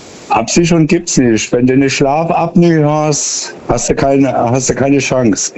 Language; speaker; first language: German; native; German